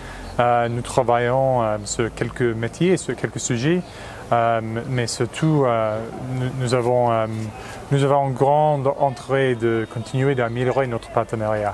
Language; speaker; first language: French; non-native, fluent; English